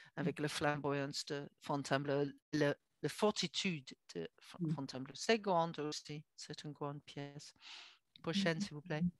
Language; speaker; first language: French; non-native, learner; English